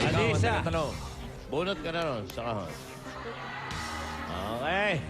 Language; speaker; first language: Filipino; native; Filipino